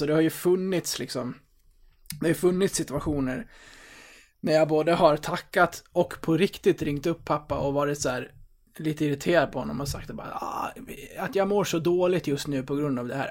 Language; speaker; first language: Swedish; native; Swedish